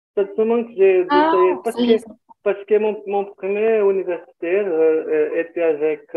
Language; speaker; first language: French; non-native, learner; Portuguese